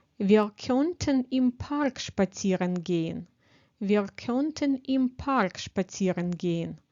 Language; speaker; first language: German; non-native, fluent; Ukrainian